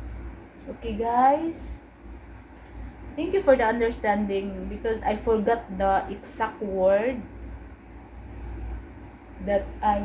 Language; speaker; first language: English; non-native, learner; Cebuano